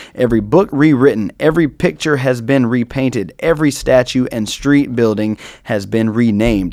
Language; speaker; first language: English; native; English